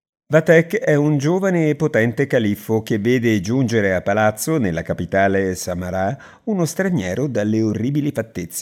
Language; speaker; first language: Italian; native; Italian